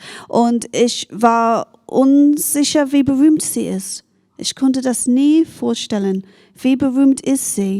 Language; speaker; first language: German; non-native, fluent; English